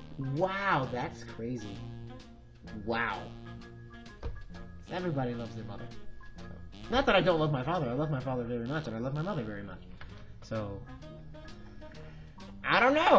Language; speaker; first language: English; native; English